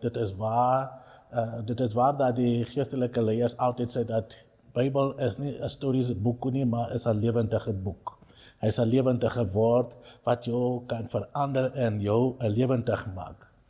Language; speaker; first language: Afrikaans; non-native, local second language; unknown